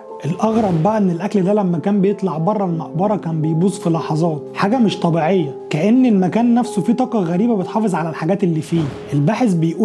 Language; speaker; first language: Arabic; native; Arabic